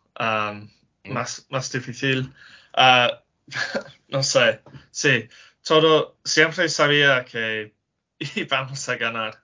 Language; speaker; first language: Spanish; non-native, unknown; English